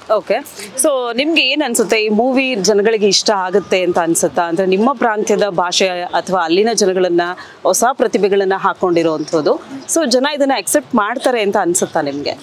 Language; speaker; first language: Kannada; native; Kannada